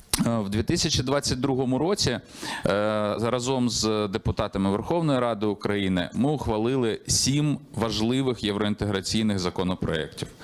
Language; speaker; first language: Ukrainian; native; Ukrainian